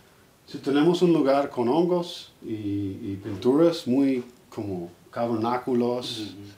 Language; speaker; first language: Spanish; non-native, learner; English